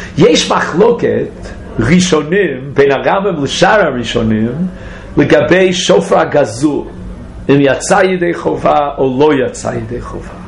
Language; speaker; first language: Hebrew; non-native, fluent; English